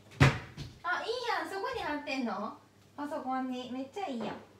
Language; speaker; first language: Japanese; native; Japanese